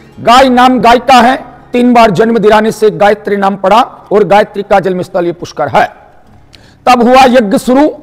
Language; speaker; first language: Hindi; non-native, local second language; Marathi